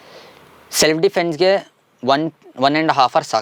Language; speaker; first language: Kannada; non-native, local second language; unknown